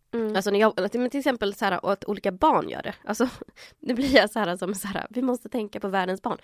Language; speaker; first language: Swedish; early bilingual, other home language; Spanish